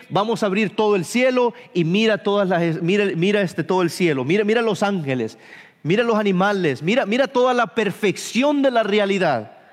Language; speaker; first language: Spanish; early bilingual, heritage; Spanish